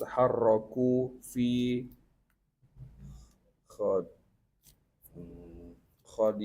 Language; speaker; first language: Arabic; non-native, learner; Indonesian